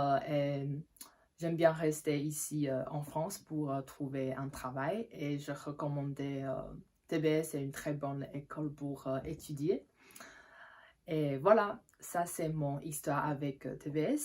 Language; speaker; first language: French; non-native, fluent; Chinese